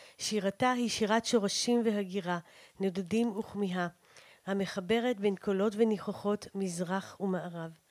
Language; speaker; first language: Hebrew; native; Hebrew